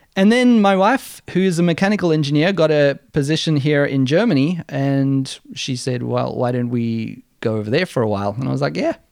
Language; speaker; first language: English; native; English